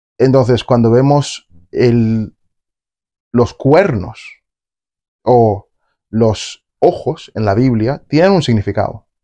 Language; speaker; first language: Spanish; native; Spanish